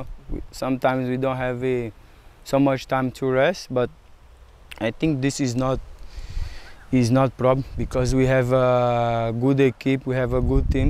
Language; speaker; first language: English; non-native, fluent; Portuguese